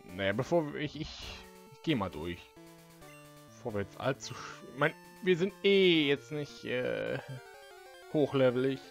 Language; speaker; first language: German; native; German